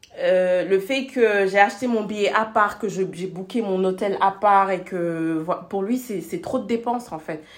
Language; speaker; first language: French; non-native, local second language; Wolof